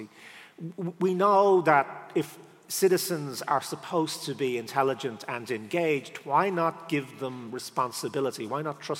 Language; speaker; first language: English; native; English